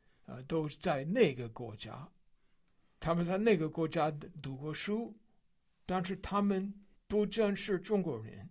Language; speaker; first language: Chinese; non-native, fluent; English